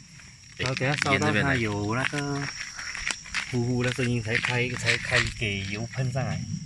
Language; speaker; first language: Chinese; native; Chinese